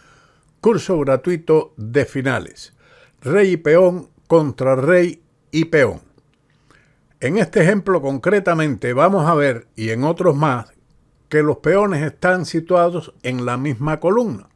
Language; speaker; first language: Spanish; native; Spanish